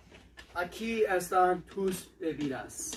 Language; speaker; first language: Spanish; non-native, learner; English